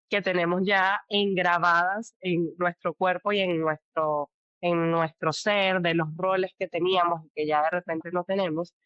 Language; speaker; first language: Spanish; native; Spanish